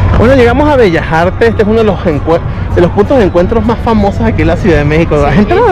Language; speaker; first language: Spanish; native; Spanish